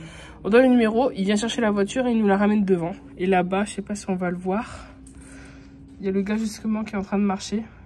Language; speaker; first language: French; native; French